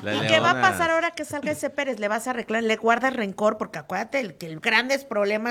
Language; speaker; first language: Spanish; native; Spanish